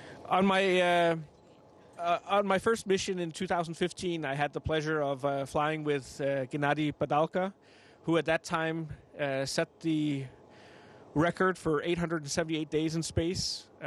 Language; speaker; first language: English; non-native, fluent; Danish